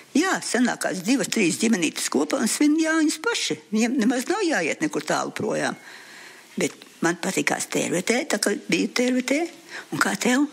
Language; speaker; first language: Latvian; early bilingual, heritage; Latvian